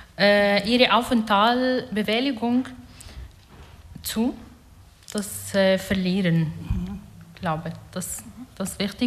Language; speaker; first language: German; non-native, learner; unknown